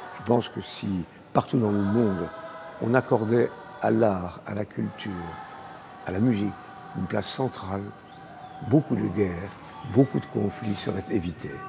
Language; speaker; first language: French; native; French